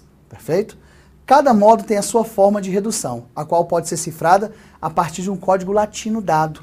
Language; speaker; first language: Portuguese; native; Portuguese